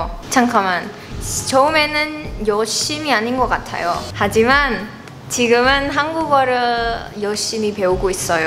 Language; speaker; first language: Korean; non-native, learner; Indonesian